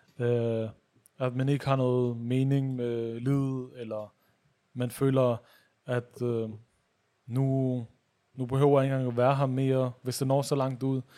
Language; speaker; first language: Danish; early bilingual, other home language; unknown